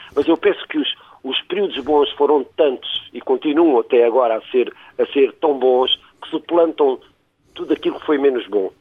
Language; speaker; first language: Portuguese; native; Portuguese